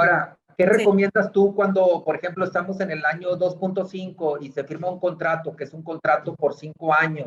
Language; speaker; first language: Spanish; native; Spanish